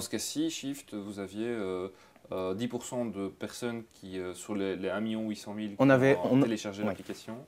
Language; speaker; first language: French; native; French